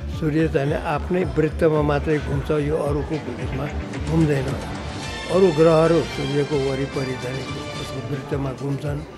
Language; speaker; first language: Nepali; non-native, local second language; Newari